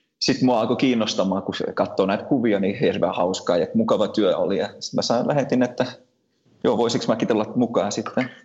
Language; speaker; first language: Finnish; early bilingual, heritage; Finnish